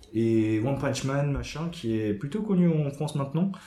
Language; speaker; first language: French; non-native, fluent; Japanese